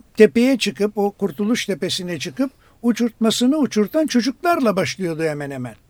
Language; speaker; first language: Turkish; non-native, local second language; Greek